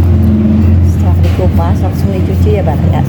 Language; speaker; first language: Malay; non-native, local second language; Sundanese